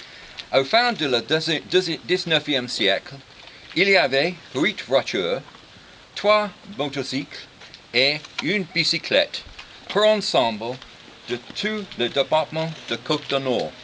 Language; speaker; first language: French; non-native, learner; English